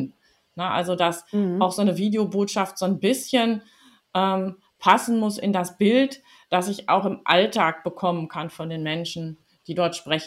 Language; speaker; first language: German; native; German